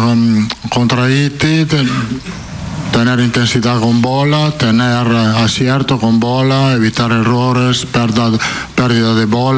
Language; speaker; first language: Portuguese; non-native, learner; Italian